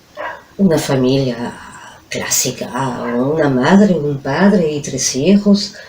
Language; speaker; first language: Spanish; non-native, fluent; French